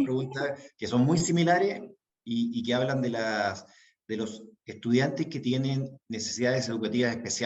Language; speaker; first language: Spanish; native; Spanish